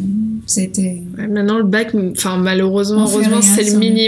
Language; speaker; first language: French; native; French